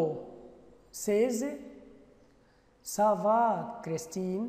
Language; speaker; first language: French; non-native, fluent; Arabic